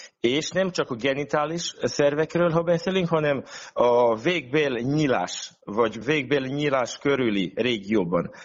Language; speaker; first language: Hungarian; non-native, local second language; Serbian